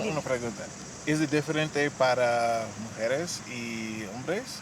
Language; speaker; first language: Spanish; non-native, learner; English